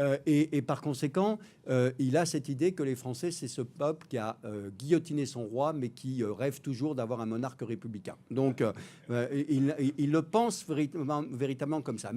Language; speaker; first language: French; native; French